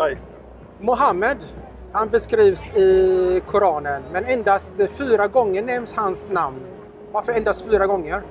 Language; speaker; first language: Swedish; native; Swedish